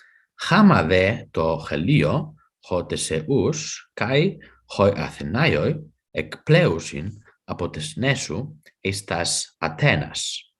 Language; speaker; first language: Greek; non-native, fluent; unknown